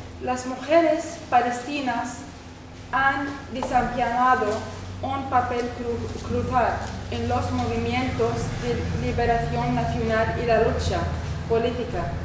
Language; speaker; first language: Spanish; non-native, learner; Arabic